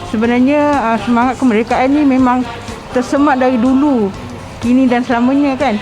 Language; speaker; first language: Malay; native; Malay